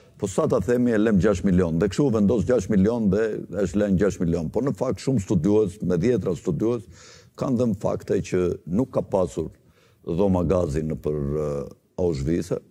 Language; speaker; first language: Albanian; native; Albanian